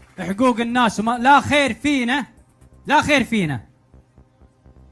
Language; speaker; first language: Arabic; native; Arabic